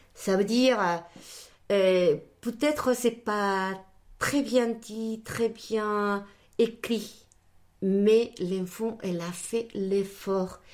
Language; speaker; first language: French; non-native, fluent; Spanish